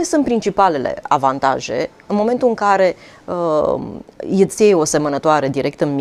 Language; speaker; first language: Romanian; native; Romanian